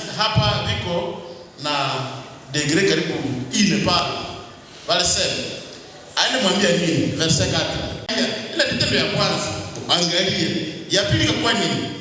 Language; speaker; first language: Swahili; non-native, local second language; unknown